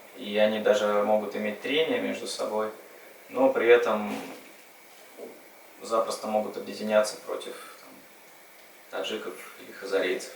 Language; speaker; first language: Russian; native; Russian